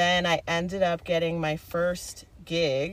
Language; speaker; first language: English; native; English